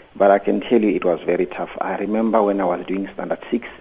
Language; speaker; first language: English; non-native, local second language; Venda